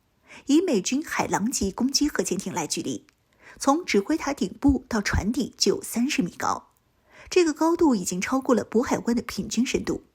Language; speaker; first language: Chinese; native; Chinese